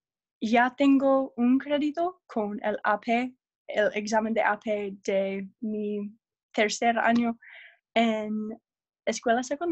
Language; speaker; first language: Spanish; non-native, learner; English